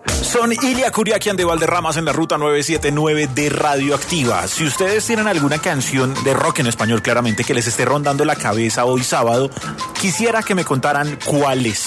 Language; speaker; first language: Spanish; native; Spanish